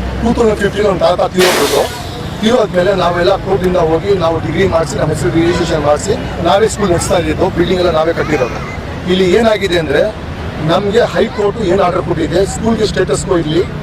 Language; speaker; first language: Kannada; non-native, local second language; Urdu